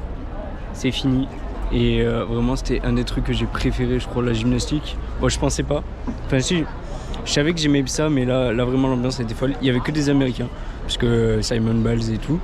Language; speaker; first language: French; native; French